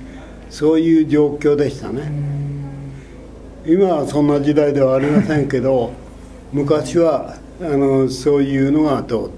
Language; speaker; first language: Japanese; native; Japanese